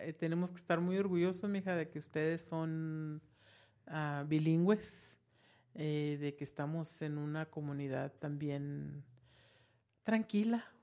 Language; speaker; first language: Spanish; native; Spanish